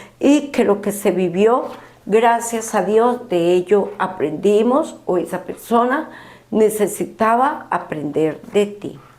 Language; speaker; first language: Spanish; native; Spanish